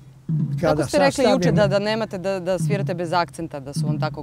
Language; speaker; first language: Serbian; native; Serbian